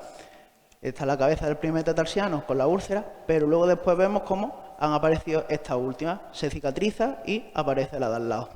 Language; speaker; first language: Spanish; native; Spanish